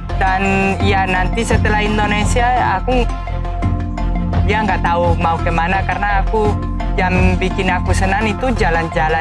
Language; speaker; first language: Indonesian; non-native, fluent; Spanish